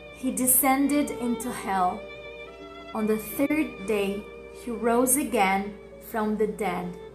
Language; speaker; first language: English; non-native, fluent; Portuguese